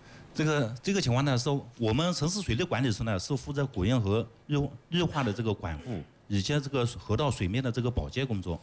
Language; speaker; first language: Chinese; native; Chinese